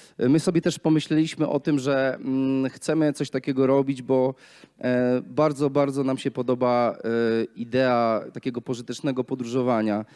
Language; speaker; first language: Polish; native; Polish